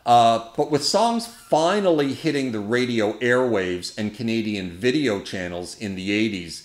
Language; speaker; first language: English; native; English